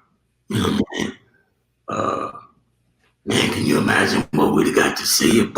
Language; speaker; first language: English; native; English